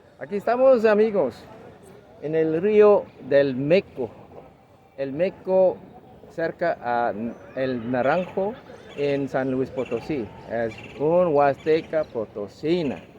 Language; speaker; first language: Spanish; non-native, fluent; English